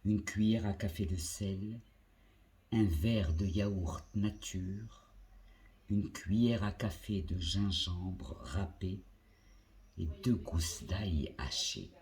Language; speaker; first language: French; non-native, local second language; Arabic